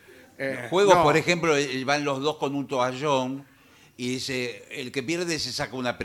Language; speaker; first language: Spanish; native; Spanish